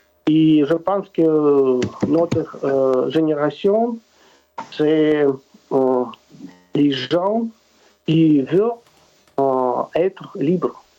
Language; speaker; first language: French; non-native, fluent; Russian